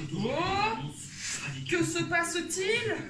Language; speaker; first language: French; native; French